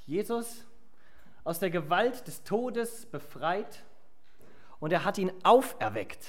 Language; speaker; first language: German; native; German